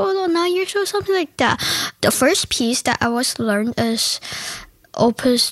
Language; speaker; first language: English; non-native, learner; Chinese